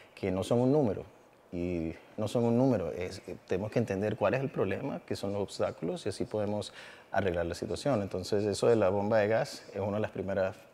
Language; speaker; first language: Spanish; early bilingual, heritage; Spanish